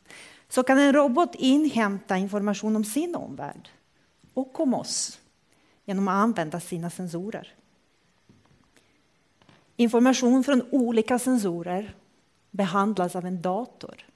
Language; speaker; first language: Swedish; non-native, fluent; Croatian